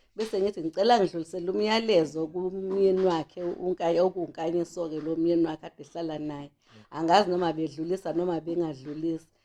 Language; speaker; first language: Zulu; native; Zulu